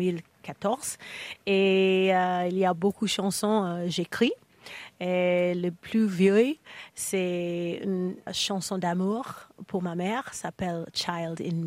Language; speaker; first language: French; non-native, learner; English